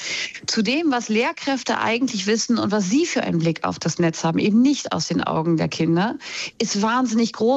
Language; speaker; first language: German; native; German